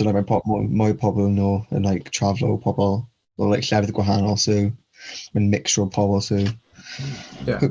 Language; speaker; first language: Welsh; non-native, local second language; English